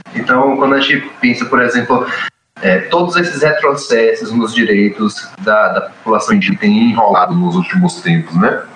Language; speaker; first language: Portuguese; native; Portuguese